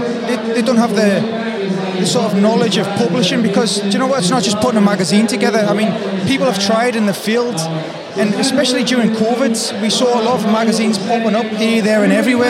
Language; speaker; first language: English; native; English